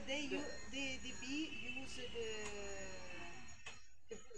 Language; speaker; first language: English; non-native, learner; Italian